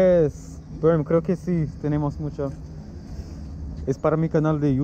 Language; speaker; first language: Spanish; non-native, local second language; English